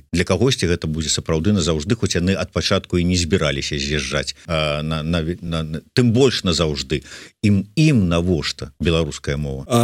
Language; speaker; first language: Belarusian; native; Belarusian